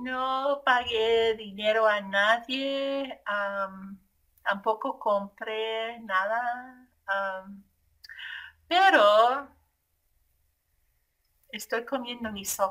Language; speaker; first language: Spanish; non-native, fluent; English